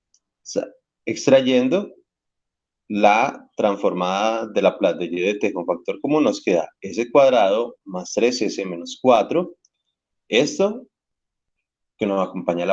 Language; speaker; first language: Spanish; native; Spanish